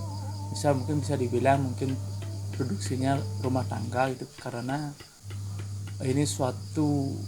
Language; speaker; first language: Indonesian; native; Indonesian